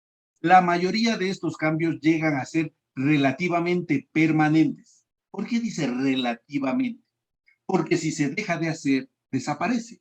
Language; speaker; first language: Spanish; native; Spanish